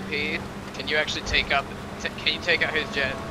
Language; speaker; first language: English; native; English